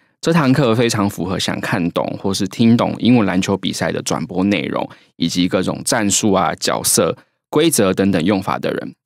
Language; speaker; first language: Chinese; native; Chinese